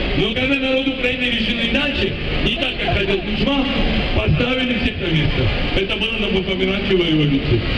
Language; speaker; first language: Russian; non-native, local second language; Georgian